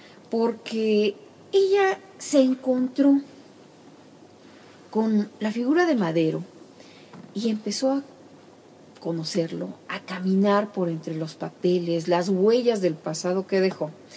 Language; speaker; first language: Spanish; native; Spanish